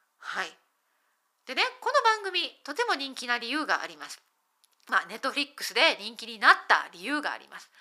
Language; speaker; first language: Japanese; native; Japanese